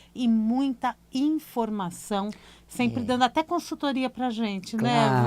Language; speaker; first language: Portuguese; native; Portuguese